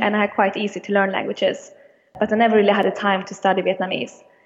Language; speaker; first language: English; non-native, fluent; Swedish